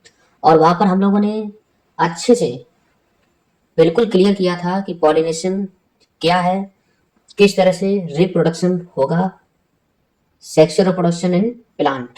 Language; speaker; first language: Hindi; native; Hindi